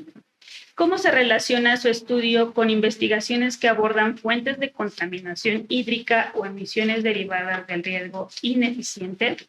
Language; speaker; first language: Spanish; native; Spanish